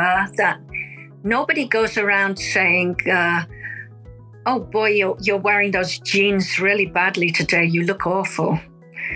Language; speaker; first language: English; native; English